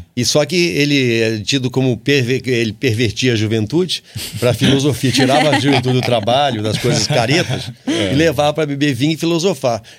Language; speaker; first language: Portuguese; native; Portuguese